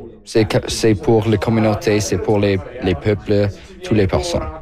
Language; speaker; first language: French; non-native, local second language; English